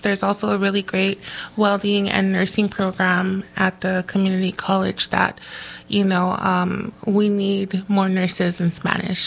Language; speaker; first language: English; early bilingual, other home language; Spanish